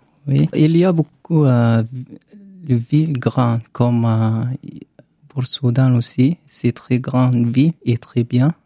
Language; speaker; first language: French; non-native, learner; Arabic